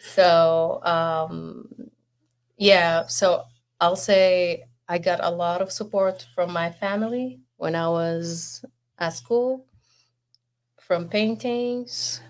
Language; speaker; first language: English; non-native, fluent; Arabic